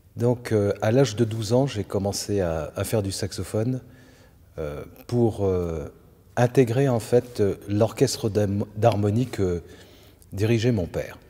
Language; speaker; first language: French; native; French